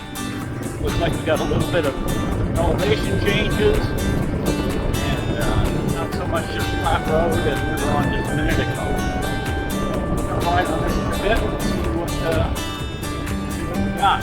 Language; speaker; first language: English; native; English